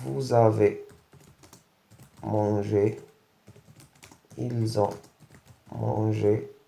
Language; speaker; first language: French; non-native, local second language; Arabic